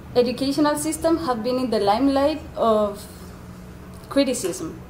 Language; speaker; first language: English; non-native, fluent; Spanish